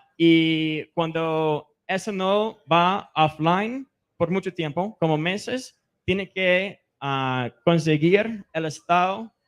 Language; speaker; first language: Spanish; non-native, fluent; English